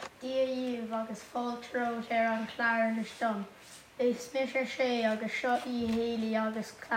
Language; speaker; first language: Irish; non-native, local second language; English